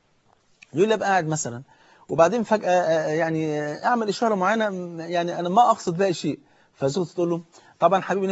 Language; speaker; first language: Arabic; native; Arabic